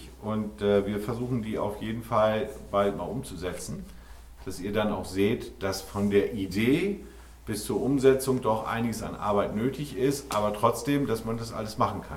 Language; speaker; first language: German; native; German